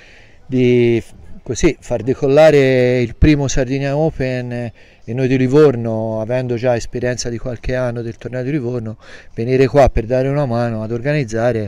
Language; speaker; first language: Italian; native; Italian